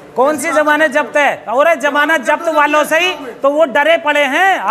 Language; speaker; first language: Hindi; native; Hindi